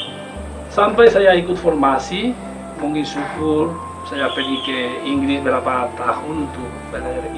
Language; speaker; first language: Indonesian; non-native, fluent; Spanish